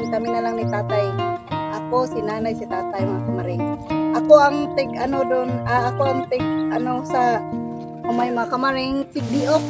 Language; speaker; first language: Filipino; non-native, local second language; Hiligaynon